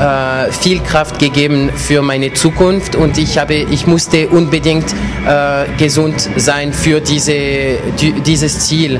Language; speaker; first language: German; non-native, local second language; French